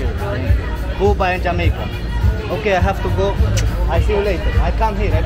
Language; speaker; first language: English; non-native, fluent; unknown